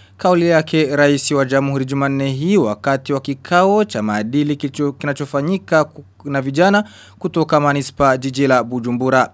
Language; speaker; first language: Swahili; non-native, local second language; Rundi